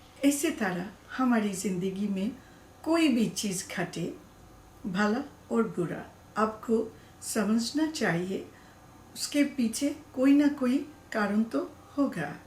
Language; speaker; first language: Hindi; non-native, learner; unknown